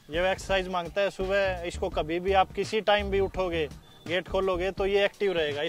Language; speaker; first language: Hindi; native; Hindi